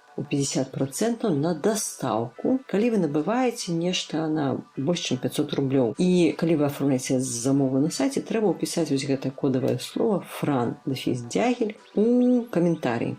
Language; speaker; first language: Belarusian; native; Belarusian